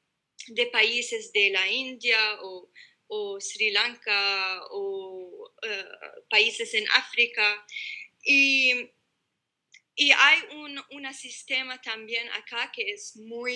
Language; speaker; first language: Spanish; non-native, learner; Arabic